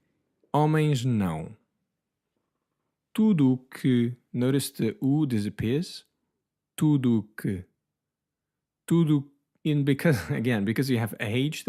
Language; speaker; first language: Portuguese; non-native, fluent; English